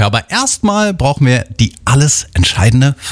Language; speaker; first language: German; native; German